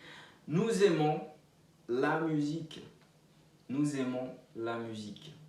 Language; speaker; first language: French; non-native, fluent; Portuguese